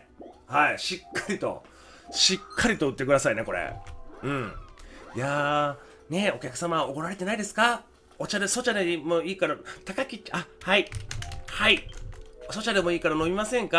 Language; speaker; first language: Japanese; native; Japanese